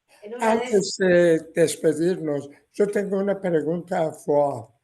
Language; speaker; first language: Spanish; non-native, learner; Persian